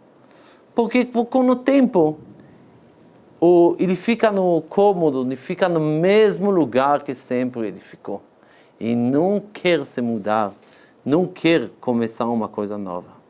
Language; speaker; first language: Portuguese; non-native, fluent; Hebrew